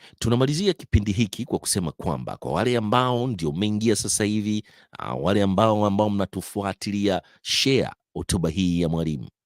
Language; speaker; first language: Swahili; native; Swahili